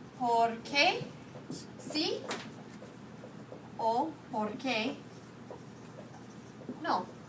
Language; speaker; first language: Spanish; non-native, fluent; English